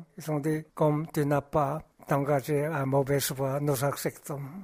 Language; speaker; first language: French; non-native, fluent; Korean